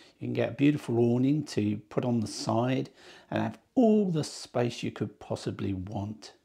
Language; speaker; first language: English; native; English